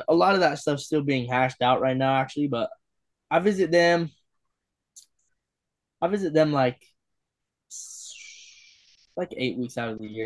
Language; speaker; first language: English; native; English